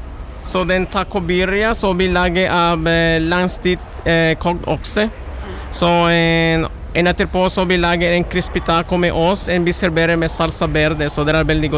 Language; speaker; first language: Norwegian; non-native, learner; Spanish